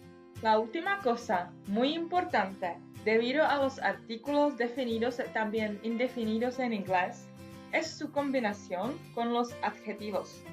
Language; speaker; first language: Spanish; non-native, fluent; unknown